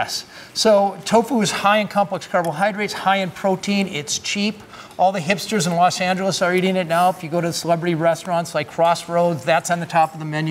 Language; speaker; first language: English; native; English